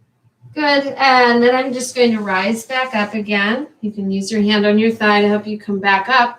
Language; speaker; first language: English; native; English